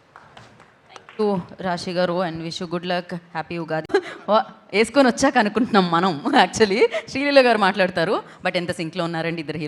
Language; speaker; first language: Telugu; native; Telugu